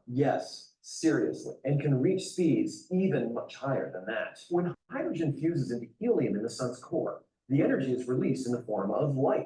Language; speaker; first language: English; native; English